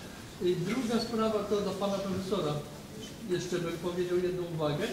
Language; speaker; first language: Polish; native; Polish